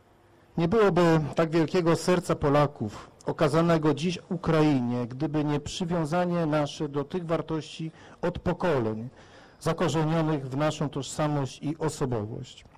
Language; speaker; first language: Polish; native; Polish